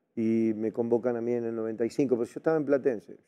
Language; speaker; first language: Spanish; native; Spanish